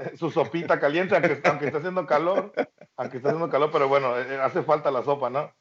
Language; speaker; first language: Spanish; native; Spanish